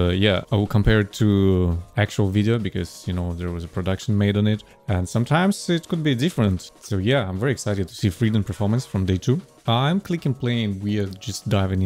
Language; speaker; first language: English; non-native, fluent; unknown